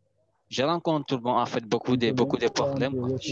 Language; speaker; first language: French; non-native, learner; Arabic